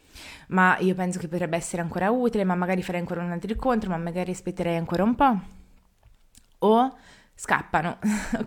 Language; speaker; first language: Italian; native; Italian